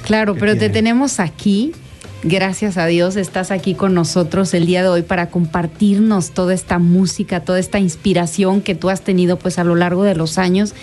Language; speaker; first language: Spanish; native; Spanish